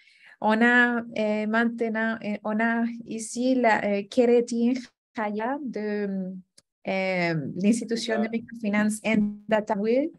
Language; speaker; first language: French; non-native, fluent; Spanish